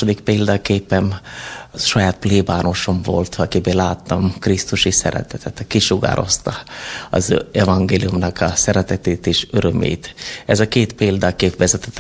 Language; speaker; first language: Hungarian; non-native, fluent; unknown